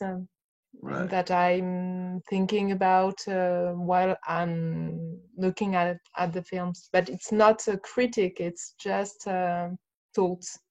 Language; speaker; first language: English; non-native, learner; French